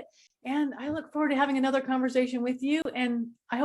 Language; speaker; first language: English; native; English